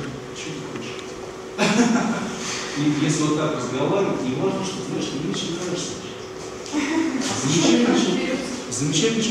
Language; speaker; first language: Russian; native; Russian